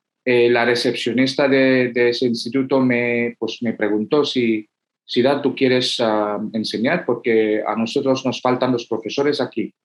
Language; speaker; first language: Spanish; non-native, fluent; Hindi